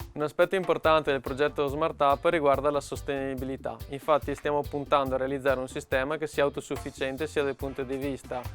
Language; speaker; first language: Italian; native; Italian